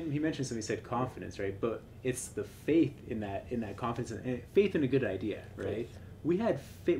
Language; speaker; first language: English; native; English